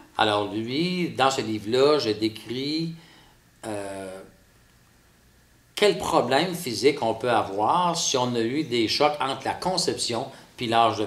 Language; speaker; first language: French; native; French